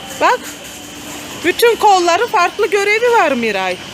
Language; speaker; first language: Turkish; native; Turkish